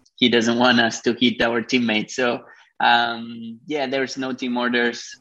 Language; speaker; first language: English; non-native, fluent; Spanish